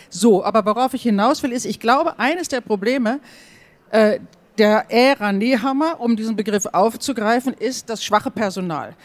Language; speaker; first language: German; native; German